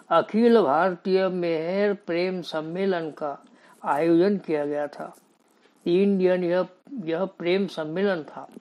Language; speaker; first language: Hindi; native; Hindi